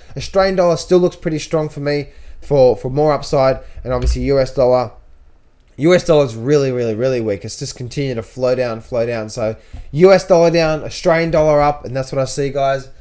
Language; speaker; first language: English; native; English